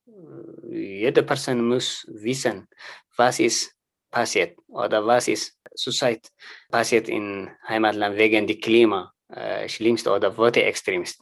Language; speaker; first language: German; non-native, learner; Tigrinya